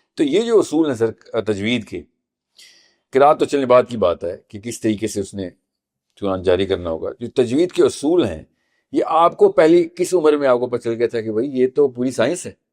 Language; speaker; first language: Urdu; native; Urdu